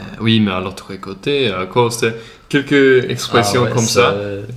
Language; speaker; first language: French; non-native, learner; Swedish